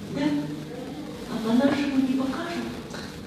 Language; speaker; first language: Russian; native; Russian